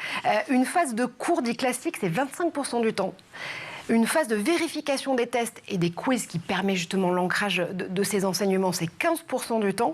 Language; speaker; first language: French; native; French